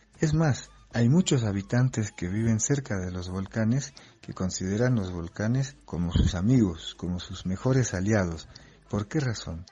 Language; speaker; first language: Spanish; non-native, fluent; French